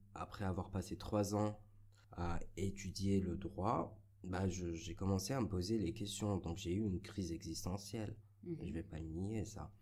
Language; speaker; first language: French; non-native, local second language; Arabic